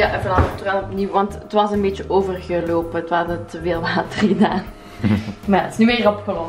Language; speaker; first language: Dutch; native; Dutch